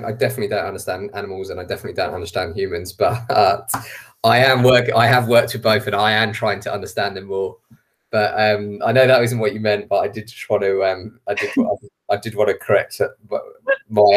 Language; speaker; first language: English; native; English